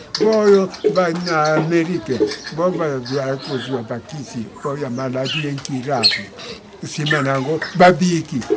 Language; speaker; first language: Lingala; non-native, local second language; Kongo